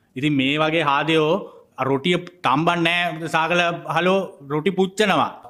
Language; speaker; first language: Sinhala; native; Sinhala